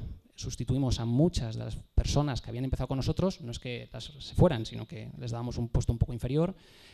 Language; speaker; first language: Spanish; native; Spanish